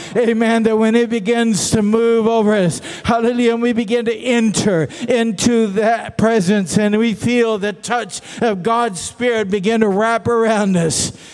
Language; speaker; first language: English; native; English